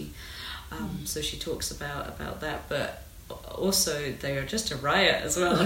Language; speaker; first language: English; native; English